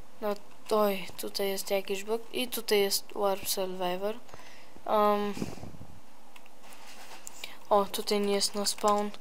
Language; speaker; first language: Polish; early bilingual, heritage; Polish